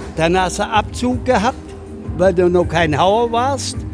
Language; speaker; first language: German; native; German